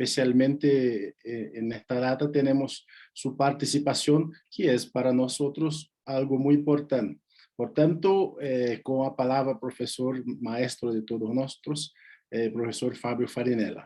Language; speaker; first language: Spanish; non-native, learner; Portuguese